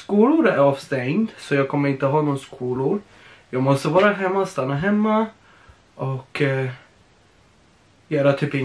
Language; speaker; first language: Swedish; non-native, fluent; Polish